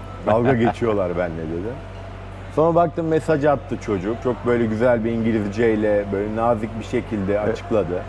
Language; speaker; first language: Turkish; native; Turkish